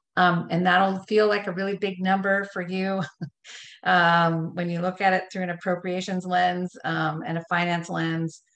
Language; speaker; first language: English; native; English